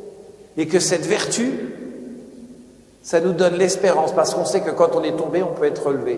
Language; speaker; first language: French; native; French